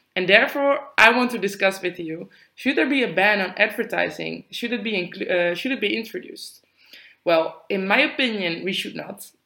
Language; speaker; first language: English; non-native, fluent; Dutch